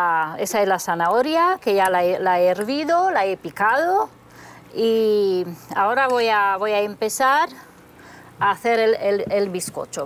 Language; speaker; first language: Spanish; non-native, fluent; Romanian